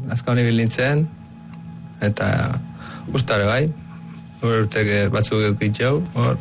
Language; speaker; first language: Basque; early bilingual, other home language; Arabic